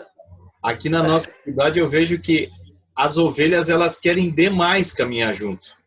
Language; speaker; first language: Portuguese; native; Portuguese